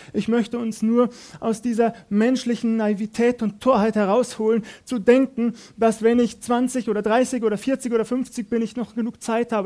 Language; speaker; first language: German; native; German